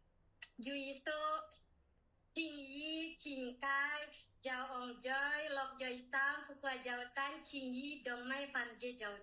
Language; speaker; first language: Cantonese; non-native, learner; Indonesian